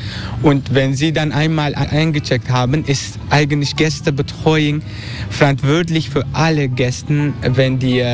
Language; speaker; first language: German; non-native, fluent; Turkish